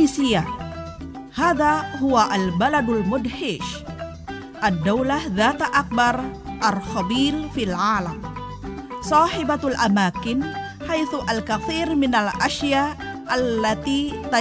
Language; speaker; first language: Arabic; non-native, fluent; Indonesian